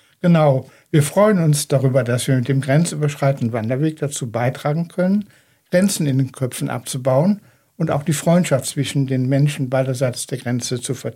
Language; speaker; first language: German; native; German